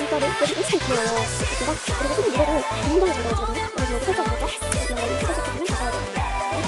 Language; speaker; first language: Korean; native; Korean